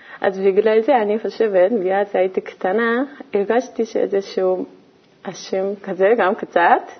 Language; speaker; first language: Hebrew; non-native, learner; Korean